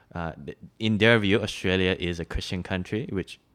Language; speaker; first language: English; non-native, local second language; Chinese